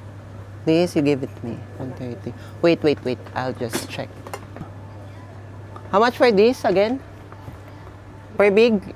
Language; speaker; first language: English; non-native, local second language; Filipino